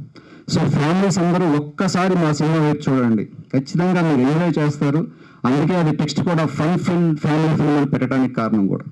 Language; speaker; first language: Telugu; native; Telugu